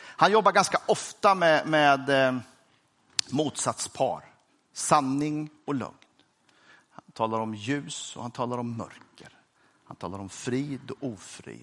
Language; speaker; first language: Swedish; native; Swedish